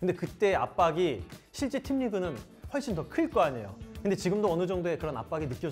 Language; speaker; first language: Korean; native; Korean